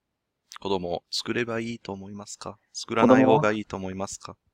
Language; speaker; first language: Japanese; non-native, learner; English